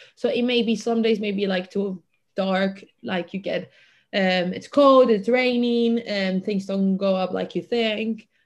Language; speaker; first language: English; non-native, fluent; Catalan